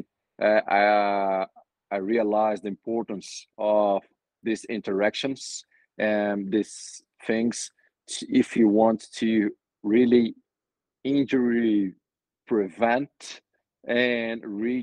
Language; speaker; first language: English; non-native, fluent; Portuguese